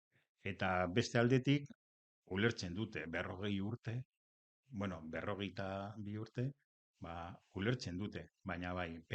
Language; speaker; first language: Basque; non-native, local second language; Spanish